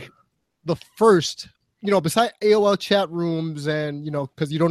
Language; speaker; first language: English; native; English